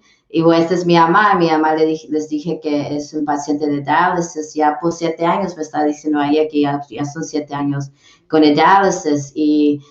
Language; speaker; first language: Spanish; early bilingual, heritage; English